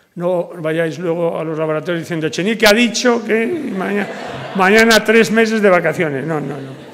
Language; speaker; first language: Spanish; native; Spanish